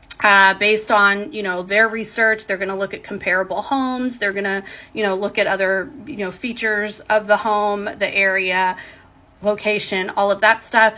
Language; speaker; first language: English; native; English